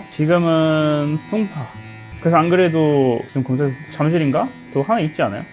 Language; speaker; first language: Korean; non-native, fluent; English